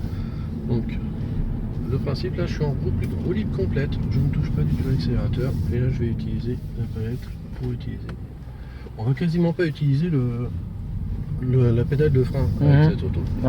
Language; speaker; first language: French; native; French